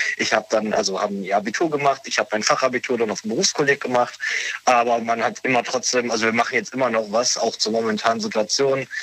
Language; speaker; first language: German; native; German